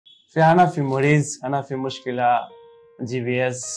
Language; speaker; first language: Arabic; non-native, learner; Bangla